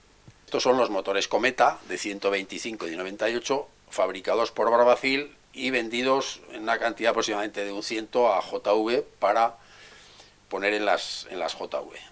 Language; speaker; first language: Spanish; native; Spanish